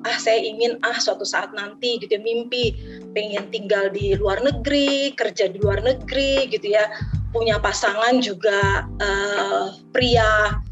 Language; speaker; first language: Indonesian; native; Indonesian